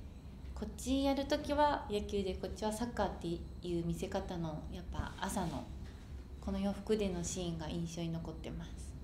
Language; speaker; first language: Japanese; native; Japanese